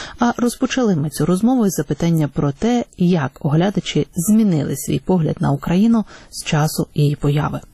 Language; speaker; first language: Ukrainian; native; Ukrainian